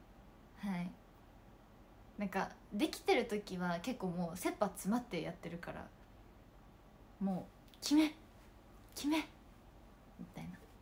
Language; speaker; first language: Japanese; native; Japanese